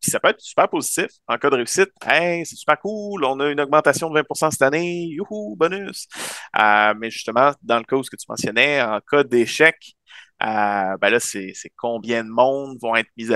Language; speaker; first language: French; native; French